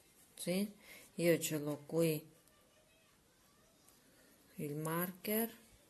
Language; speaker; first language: Italian; non-native, learner; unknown